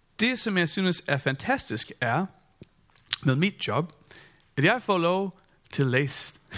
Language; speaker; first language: Danish; non-native, fluent; English